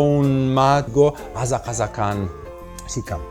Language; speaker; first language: Korean; non-native, learner; Italian